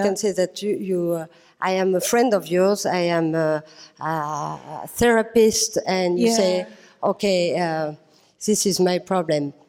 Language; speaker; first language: English; non-native, fluent; French